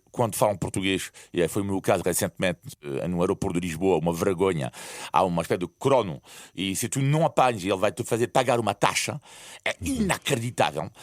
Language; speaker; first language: Portuguese; non-native, fluent; French